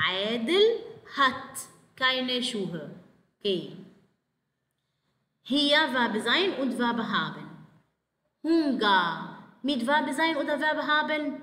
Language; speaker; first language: German; non-native, fluent; Arabic